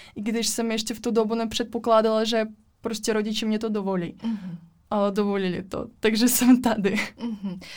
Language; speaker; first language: Czech; non-native, fluent; Russian